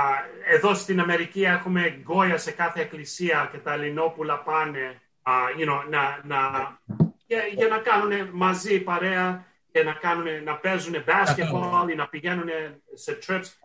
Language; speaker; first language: Greek; early bilingual, heritage; Greek